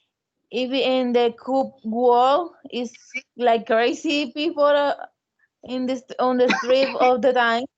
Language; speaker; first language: English; non-native, learner; Spanish